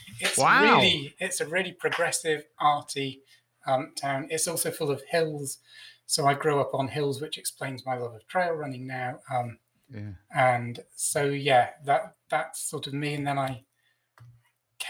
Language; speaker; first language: English; native; English